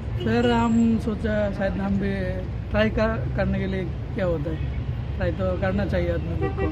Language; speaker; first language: Hindi; non-native, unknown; Bangla